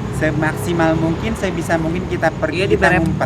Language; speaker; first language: Indonesian; native; Indonesian